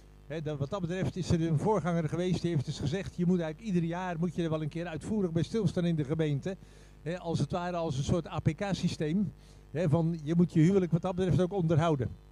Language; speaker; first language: Dutch; native; Dutch